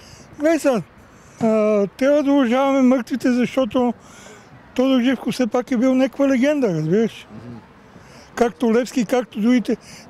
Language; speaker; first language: Bulgarian; native; Bulgarian